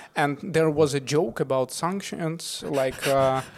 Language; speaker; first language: English; non-native, fluent; Russian